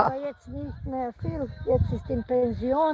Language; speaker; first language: German; non-native, learner; Serbian